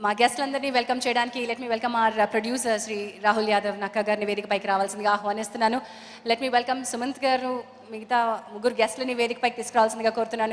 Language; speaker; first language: Telugu; native; Telugu